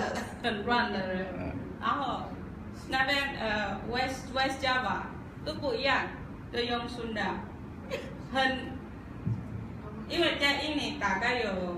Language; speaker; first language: Chinese; non-native, learner; Javanese